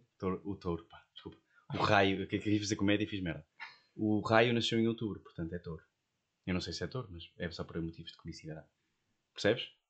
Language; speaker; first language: Portuguese; native; Portuguese